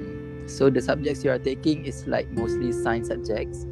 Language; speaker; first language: English; non-native, local second language; Malay